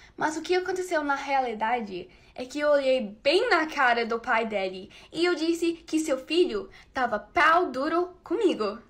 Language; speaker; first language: Portuguese; non-native, fluent; English